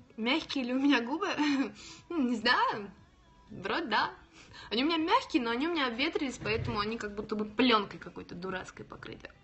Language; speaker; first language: Russian; native; Russian